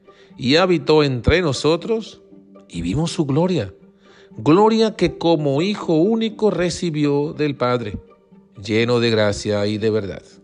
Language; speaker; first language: Spanish; native; Spanish